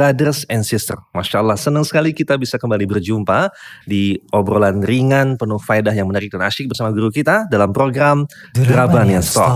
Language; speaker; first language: Indonesian; native; Indonesian